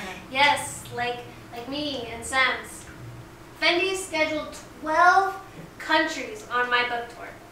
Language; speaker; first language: English; early bilingual, other home language; Spanish